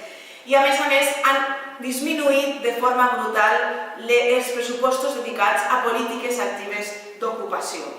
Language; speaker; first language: Catalan; native; Catalan